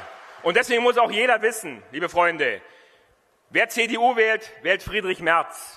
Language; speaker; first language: German; native; German